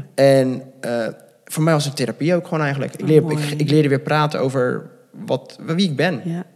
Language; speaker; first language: Dutch; native; Dutch